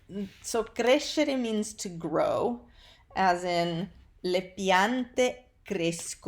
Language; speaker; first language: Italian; non-native, fluent; English